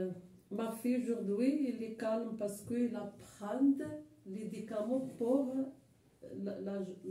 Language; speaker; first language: French; non-native, learner; Arabic